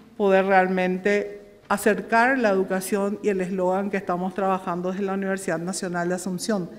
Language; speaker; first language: Spanish; native; Spanish